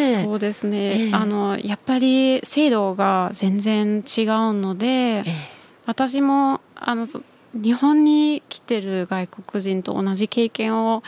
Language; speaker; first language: Japanese; non-native, fluent; German